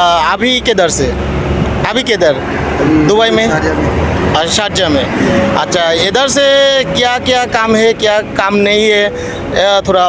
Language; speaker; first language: Hindi; non-native, learner; Bangla